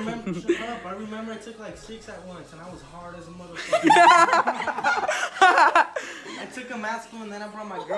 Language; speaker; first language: English; early bilingual, other home language; Spanish